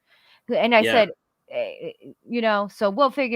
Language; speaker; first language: English; native; English